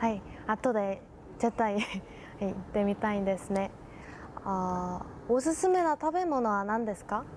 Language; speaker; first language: Japanese; non-native, learner; Korean